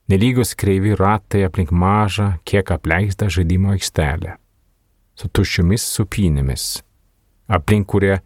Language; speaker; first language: Lithuanian; non-native, fluent; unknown